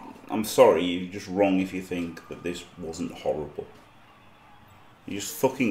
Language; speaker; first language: English; native; English